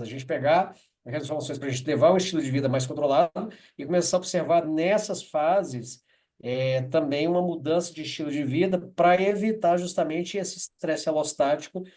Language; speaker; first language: Portuguese; native; Portuguese